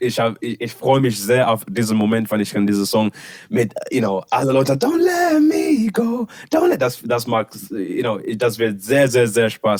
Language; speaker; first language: German; non-native, learner; English